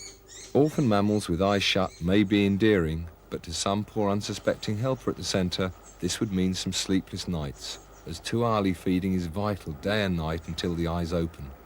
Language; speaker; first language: English; native; English